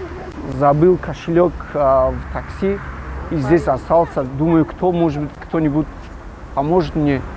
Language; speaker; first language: Russian; non-native, local second language; Tajik